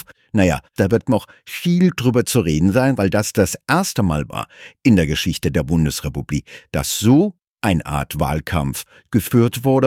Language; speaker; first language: German; native; German